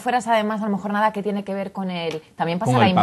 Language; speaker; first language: Spanish; native; Spanish